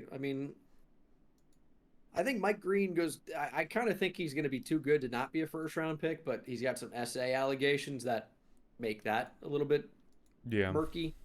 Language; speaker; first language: English; native; English